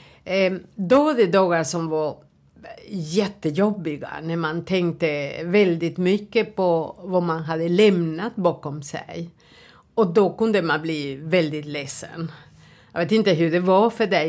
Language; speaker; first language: Swedish; non-native, fluent; Spanish